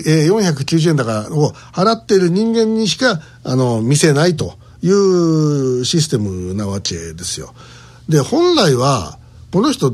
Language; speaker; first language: Japanese; native; Japanese